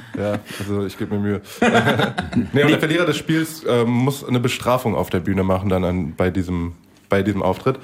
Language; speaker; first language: German; native; German